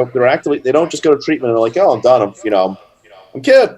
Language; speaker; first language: English; native; English